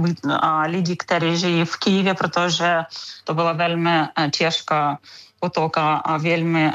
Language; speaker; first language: Czech; non-native, fluent; Ukrainian